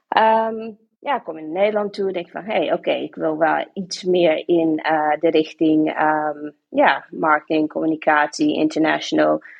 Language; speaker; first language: Dutch; non-native, local second language; English